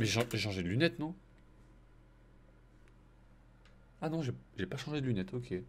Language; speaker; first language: French; native; French